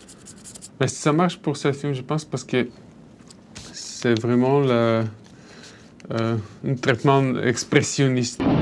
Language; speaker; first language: French; non-native, fluent; Bulgarian